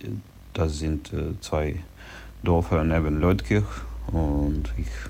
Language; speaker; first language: German; non-native, learner; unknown